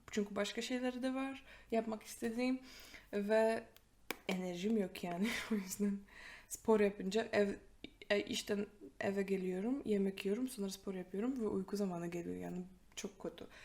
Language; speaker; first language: Turkish; non-native, fluent; Polish